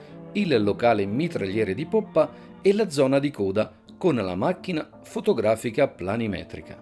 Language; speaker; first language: Italian; native; Italian